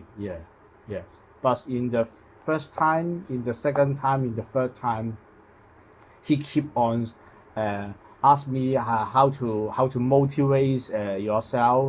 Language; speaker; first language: English; non-native, local second language; Cantonese